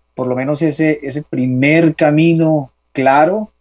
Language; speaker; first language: Spanish; native; Spanish